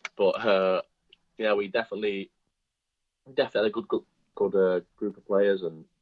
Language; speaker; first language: English; native; English